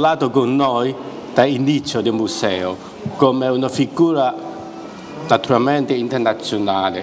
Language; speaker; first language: Italian; non-native, fluent; Chinese